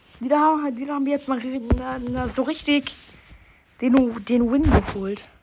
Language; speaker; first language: German; native; German